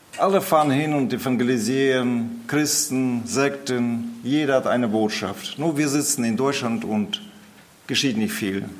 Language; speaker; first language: German; early bilingual, heritage; German